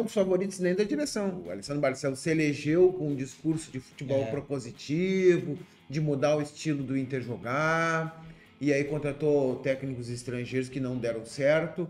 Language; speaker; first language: Portuguese; native; Portuguese